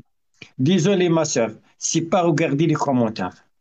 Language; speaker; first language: French; non-native, learner; Arabic